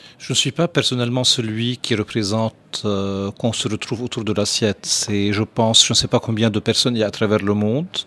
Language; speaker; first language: French; non-native, local second language; Arabic